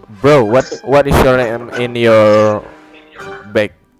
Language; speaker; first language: English; non-native, learner; Indonesian